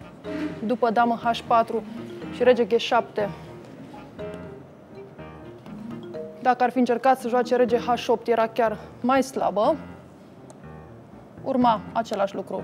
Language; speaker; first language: Romanian; native; Romanian